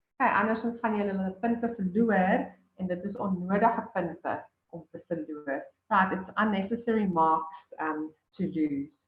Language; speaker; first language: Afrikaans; native; Afrikaans